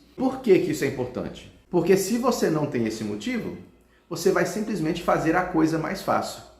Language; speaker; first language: Portuguese; early bilingual, heritage; Portuguese